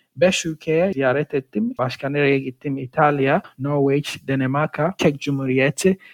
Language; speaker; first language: Turkish; non-native, fluent; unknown